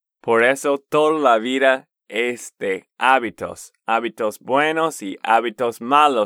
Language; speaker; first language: Spanish; non-native, fluent; English